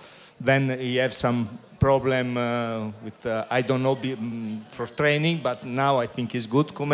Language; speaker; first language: English; non-native, learner; Italian